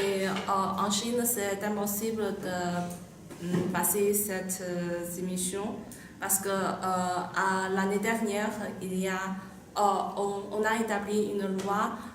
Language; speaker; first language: French; non-native, learner; Chinese